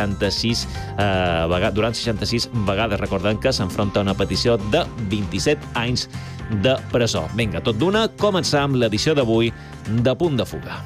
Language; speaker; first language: Catalan; native; Catalan